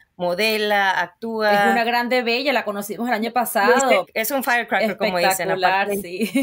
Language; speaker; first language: Spanish; native; Spanish